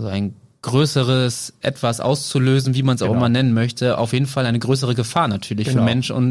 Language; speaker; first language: German; native; German